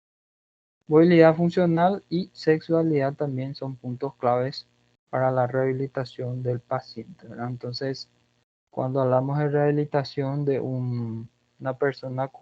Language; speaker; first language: Spanish; non-native, fluent; Portuguese